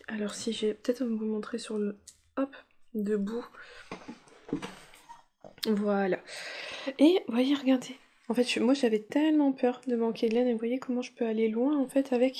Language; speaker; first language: French; native; French